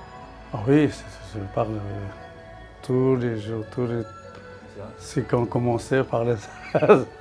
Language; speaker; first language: French; non-native, learner; Tibetan